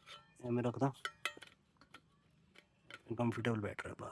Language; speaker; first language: Hindi; non-native, local second language; Punjabi